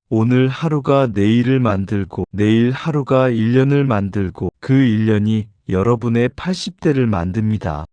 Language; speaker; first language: Korean; native; Korean